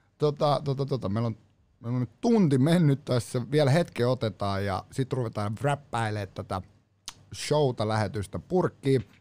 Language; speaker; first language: Finnish; native; Finnish